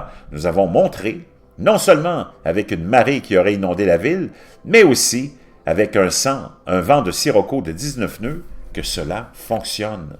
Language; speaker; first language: French; native; French